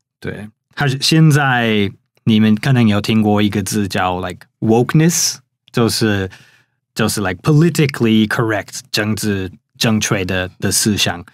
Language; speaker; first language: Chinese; non-native, fluent; English